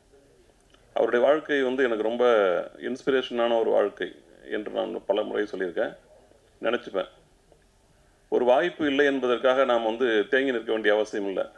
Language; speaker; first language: Tamil; native; Tamil